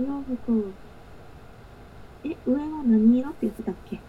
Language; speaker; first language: Japanese; native; Japanese